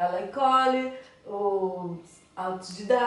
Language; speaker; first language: French; non-native, learner; Portuguese